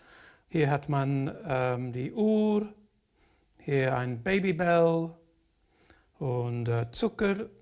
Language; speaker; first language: German; non-native, fluent; English